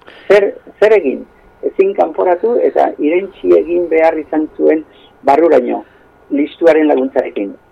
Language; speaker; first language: Basque; non-native, local second language; Spanish